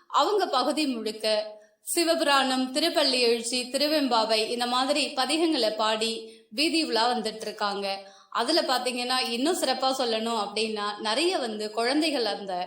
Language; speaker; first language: Tamil; native; Tamil